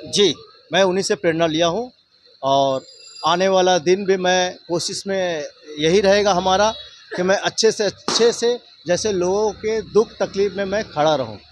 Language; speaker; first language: Hindi; non-native, local second language; Bangla